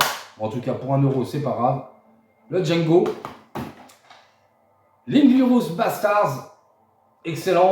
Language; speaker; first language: French; native; French